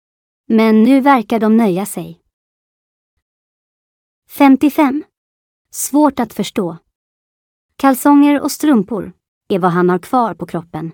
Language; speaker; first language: Swedish; native; Swedish